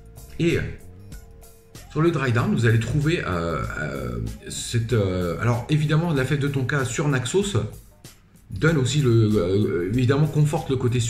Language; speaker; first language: French; native; French